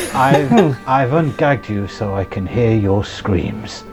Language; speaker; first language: English; early bilingual, other home language; Italian